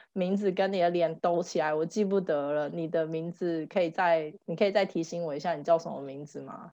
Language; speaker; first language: Chinese; native; Chinese